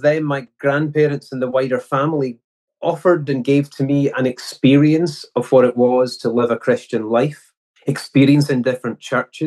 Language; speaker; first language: English; native; English